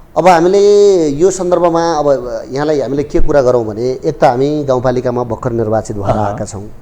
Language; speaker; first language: Nepali; native; Nepali